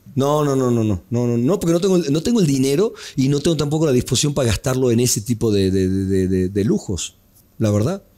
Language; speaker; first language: Spanish; native; Spanish